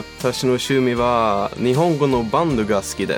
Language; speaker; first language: Japanese; non-native, learner; Swedish